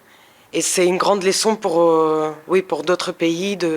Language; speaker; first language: French; non-native, fluent; Russian